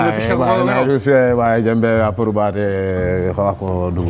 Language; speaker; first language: Basque; non-native, learner; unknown